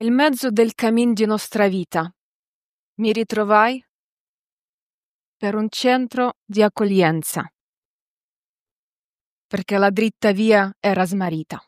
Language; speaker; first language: Italian; non-native, fluent; Ukrainian